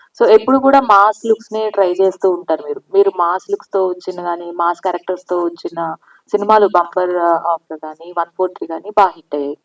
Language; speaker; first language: Telugu; native; Telugu